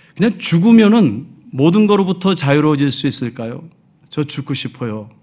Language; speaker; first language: Korean; early bilingual, heritage; Korean